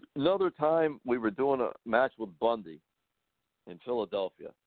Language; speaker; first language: English; native; English